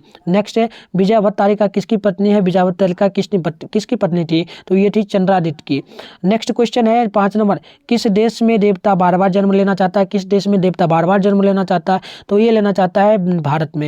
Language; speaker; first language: Hindi; native; Hindi